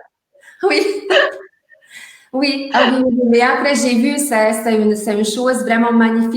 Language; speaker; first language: French; non-native, learner; Hungarian